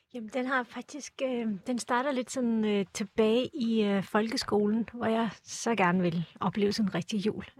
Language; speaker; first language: Danish; early bilingual, other home language; Turkish